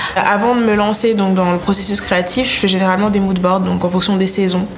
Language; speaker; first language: French; native; French